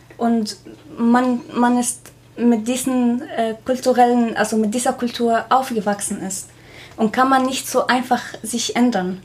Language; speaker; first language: German; non-native, fluent; Arabic